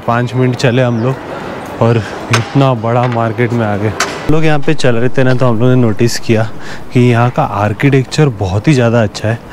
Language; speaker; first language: Hindi; native; Hindi